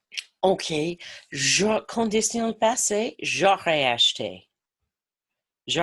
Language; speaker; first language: French; non-native, fluent; English